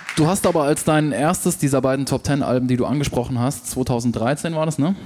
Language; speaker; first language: German; native; German